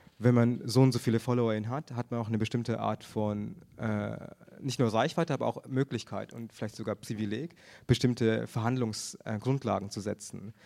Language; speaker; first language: German; early bilingual, other home language; Tamil